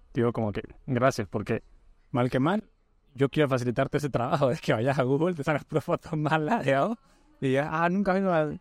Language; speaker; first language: Spanish; native; Spanish